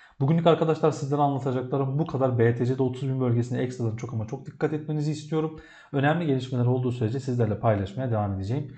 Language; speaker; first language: Turkish; native; Turkish